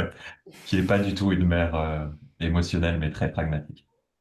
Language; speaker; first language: French; native; French